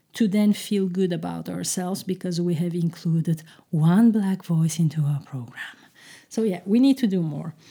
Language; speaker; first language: English; non-native, fluent; Turkish